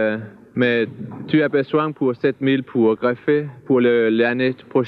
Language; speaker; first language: French; non-native, learner; Danish